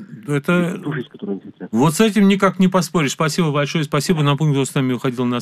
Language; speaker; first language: Russian; native; Russian